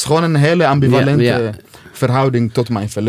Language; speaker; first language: Dutch; non-native, fluent; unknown